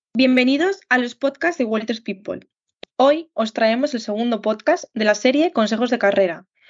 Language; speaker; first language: Spanish; native; Spanish